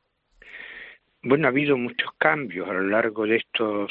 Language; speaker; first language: Spanish; native; Spanish